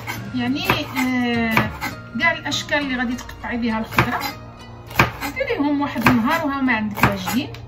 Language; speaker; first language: Arabic; native; Arabic